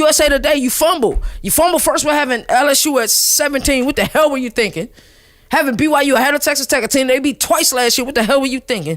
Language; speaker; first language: English; native; English